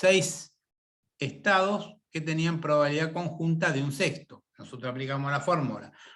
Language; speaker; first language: Spanish; native; Spanish